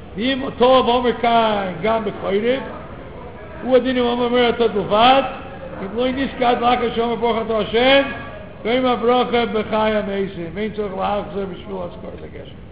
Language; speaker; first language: Hebrew; non-native, fluent; English